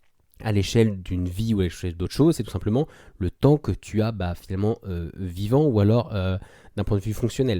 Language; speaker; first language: French; native; French